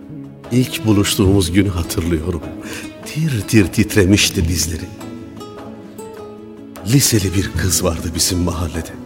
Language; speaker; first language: Turkish; native; Turkish